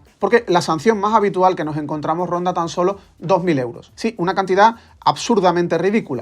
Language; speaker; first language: Spanish; native; Spanish